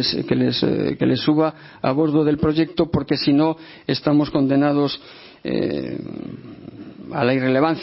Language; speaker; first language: Spanish; native; Spanish